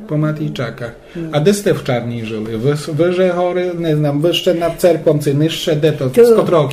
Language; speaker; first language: Polish; non-native, local second language; Rusyn